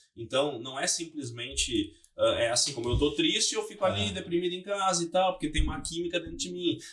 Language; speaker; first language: Portuguese; native; Portuguese